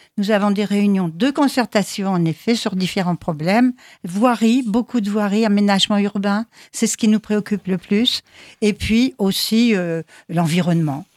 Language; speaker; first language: French; native; French